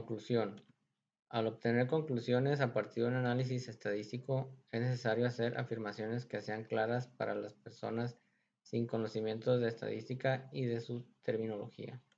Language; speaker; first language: Spanish; native; Spanish